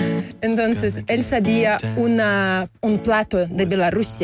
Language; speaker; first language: Spanish; non-native, learner; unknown